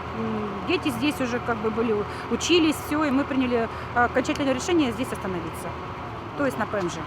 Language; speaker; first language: Russian; native; Russian